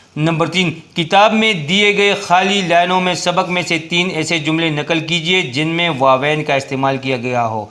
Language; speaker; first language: Urdu; non-native, local second language; Pashto